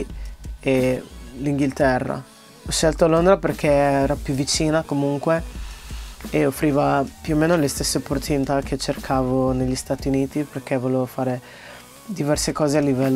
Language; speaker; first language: Italian; early bilingual, other home language; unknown